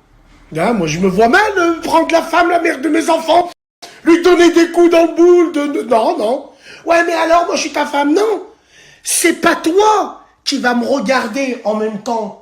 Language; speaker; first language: French; native; French